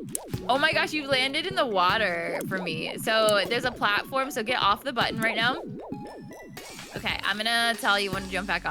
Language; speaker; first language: English; native; English